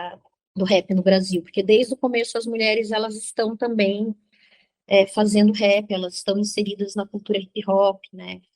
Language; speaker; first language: Portuguese; native; Portuguese